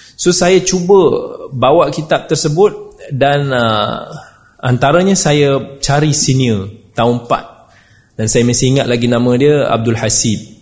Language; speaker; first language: Malay; native; Malay